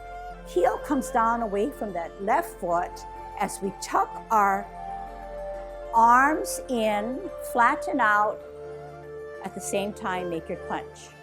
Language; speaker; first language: English; native; English